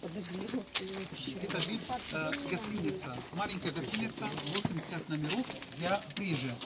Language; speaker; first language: Russian; non-native, learner; Arabic